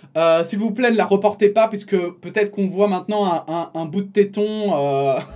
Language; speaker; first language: French; native; French